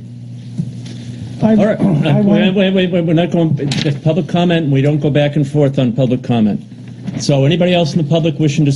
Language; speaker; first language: English; native; English